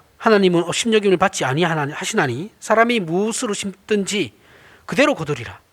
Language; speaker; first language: Korean; native; Korean